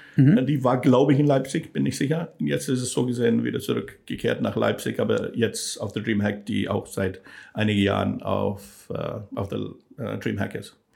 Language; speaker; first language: German; non-native, fluent; English